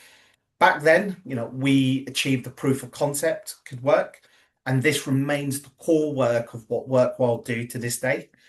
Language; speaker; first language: English; native; English